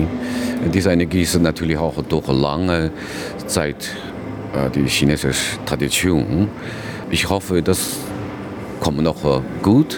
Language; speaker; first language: German; non-native, learner; Chinese